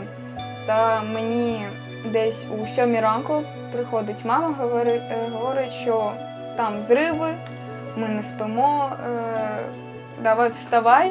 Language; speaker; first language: Ukrainian; native; Ukrainian